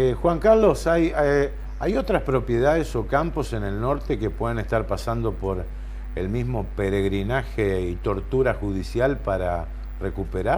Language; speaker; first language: Spanish; native; Spanish